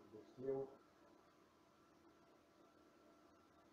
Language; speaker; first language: Polish; non-native, learner; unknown